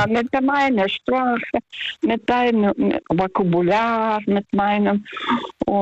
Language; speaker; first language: German; early bilingual, heritage; Russian